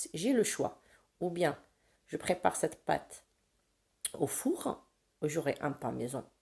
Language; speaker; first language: French; non-native, local second language; Arabic